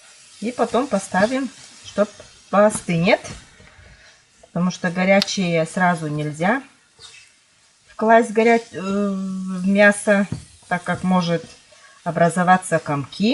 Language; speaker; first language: Russian; native; Russian